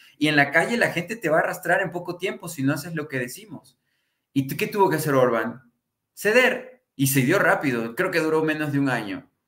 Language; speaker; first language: Spanish; native; Spanish